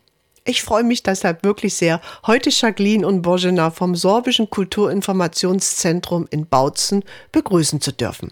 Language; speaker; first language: German; native; German